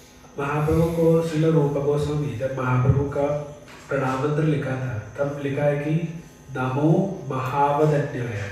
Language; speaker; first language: Hindi; non-native, fluent; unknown